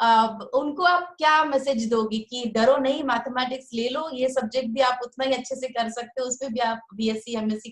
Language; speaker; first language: Hindi; native; Hindi